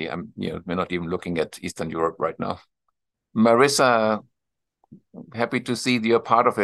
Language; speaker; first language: English; non-native, fluent; German